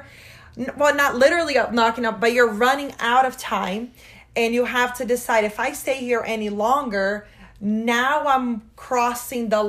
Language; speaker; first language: English; early bilingual, other home language; Portuguese